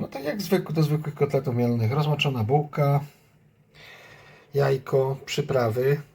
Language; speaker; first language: Polish; native; Polish